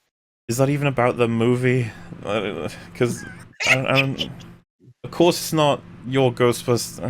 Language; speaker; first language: English; native; English